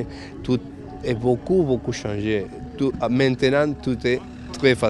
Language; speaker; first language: French; non-native, fluent; Spanish